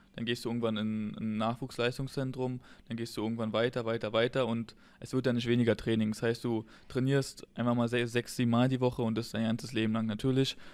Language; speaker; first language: German; native; German